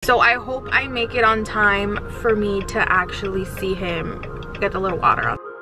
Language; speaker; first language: English; early bilingual, other home language; Spanish